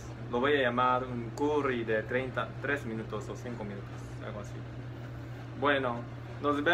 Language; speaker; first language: Spanish; non-native, learner; Korean